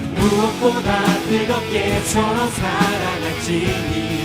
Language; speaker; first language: Korean; native; Korean